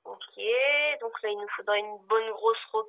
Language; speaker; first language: French; native; French